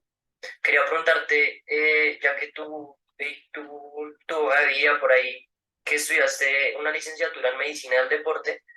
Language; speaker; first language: Spanish; native; Spanish